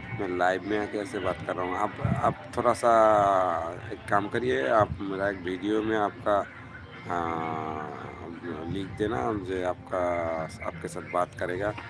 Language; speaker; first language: Hindi; non-native, fluent; Bangla